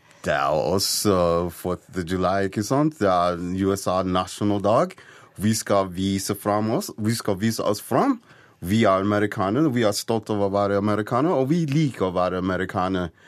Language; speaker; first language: Norwegian; non-native, fluent; English